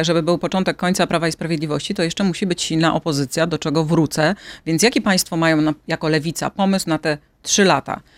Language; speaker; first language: Polish; native; Polish